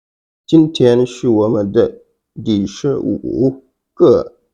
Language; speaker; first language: Chinese; non-native, fluent; Wolof